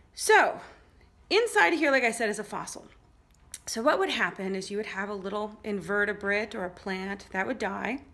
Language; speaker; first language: English; native; English